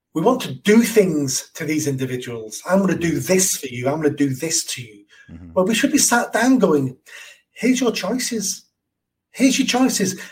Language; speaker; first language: English; native; English